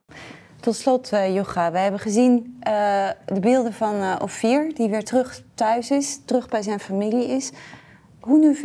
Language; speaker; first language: Dutch; native; Dutch